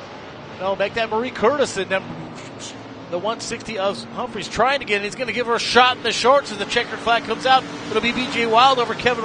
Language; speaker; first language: English; native; English